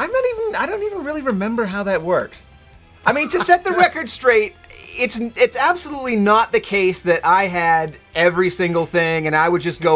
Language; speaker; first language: English; native; English